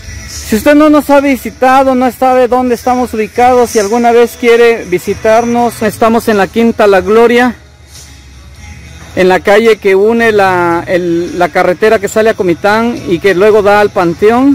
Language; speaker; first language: Spanish; native; Spanish